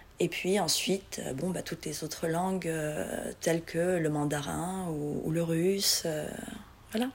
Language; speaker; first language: French; non-native, local second language; Arabic